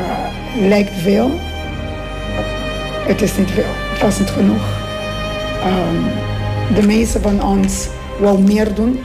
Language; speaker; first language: Dutch; non-native, local second language; Papiamento